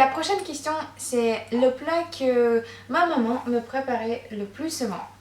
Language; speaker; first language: French; non-native, fluent; Russian